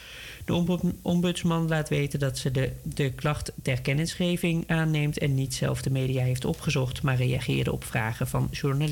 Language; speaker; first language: Dutch; native; Dutch